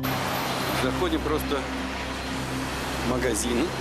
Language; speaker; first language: Russian; native; Russian